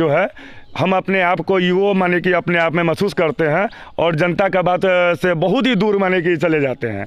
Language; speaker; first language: Hindi; native; Hindi